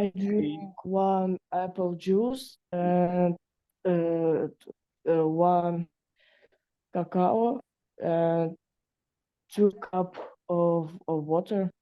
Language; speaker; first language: English; non-native, learner; Russian